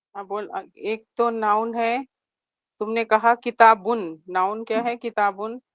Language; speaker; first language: Urdu; native; Urdu